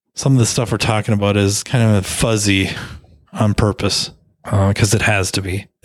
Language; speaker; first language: English; native; English